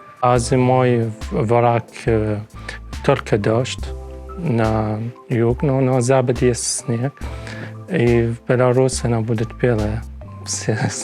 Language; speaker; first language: Russian; non-native, learner; Arabic